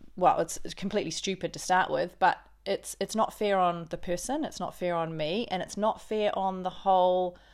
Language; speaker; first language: English; native; English